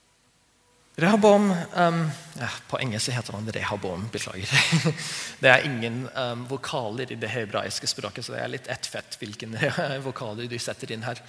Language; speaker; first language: Norwegian; non-native, fluent; English